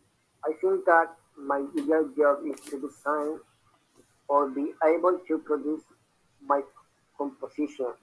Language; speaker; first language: English; non-native, learner; Spanish